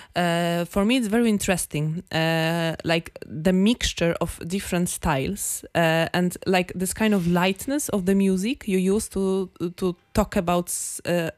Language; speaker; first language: English; non-native, fluent; Polish